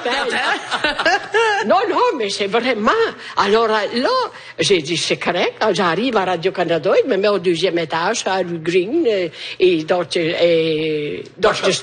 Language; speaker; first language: French; native; French